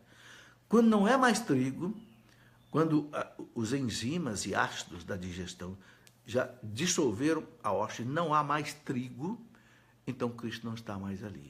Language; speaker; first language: Portuguese; native; Portuguese